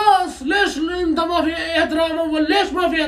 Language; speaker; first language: Arabic; non-native, learner; Oromo